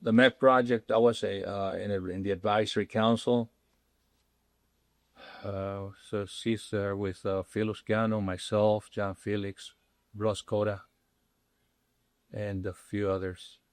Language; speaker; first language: English; non-native, local second language; Spanish